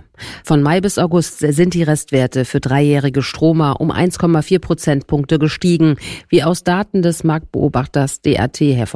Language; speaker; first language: German; native; German